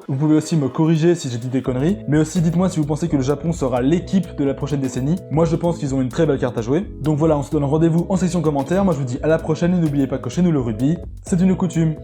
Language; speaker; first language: French; native; French